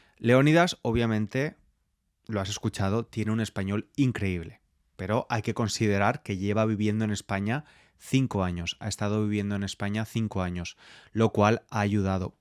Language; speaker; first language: Spanish; native; Spanish